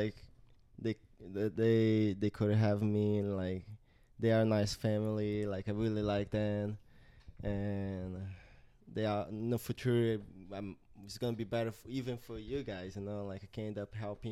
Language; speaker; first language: English; non-native, learner; Portuguese